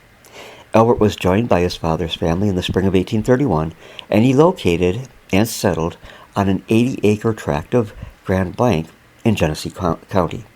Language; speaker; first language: English; native; English